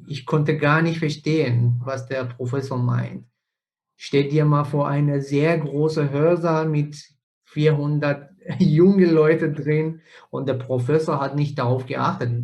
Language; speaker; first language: German; non-native, fluent; Persian